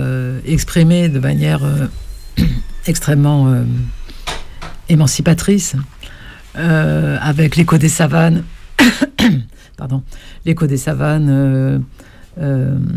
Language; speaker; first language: French; native; French